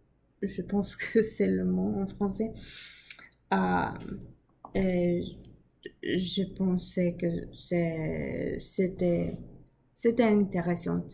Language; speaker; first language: French; non-native, learner; English